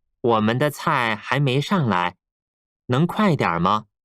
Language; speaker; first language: Chinese; non-native, learner; Korean